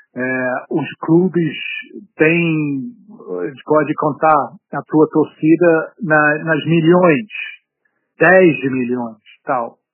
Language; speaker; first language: Portuguese; non-native, fluent; English